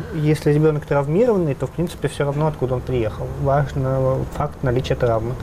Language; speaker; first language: Russian; native; Russian